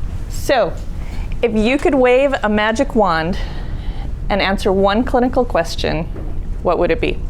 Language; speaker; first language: English; native; English